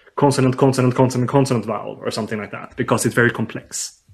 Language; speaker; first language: English; non-native, fluent; Swedish